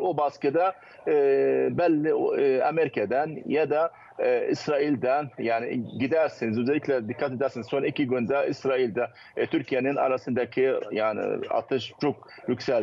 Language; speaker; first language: Turkish; non-native, fluent; Arabic